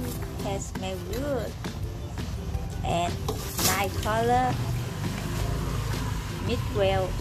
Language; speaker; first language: English; non-native, learner; Vietnamese